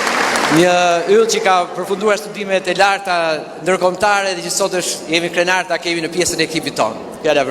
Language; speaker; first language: Albanian; native; Albanian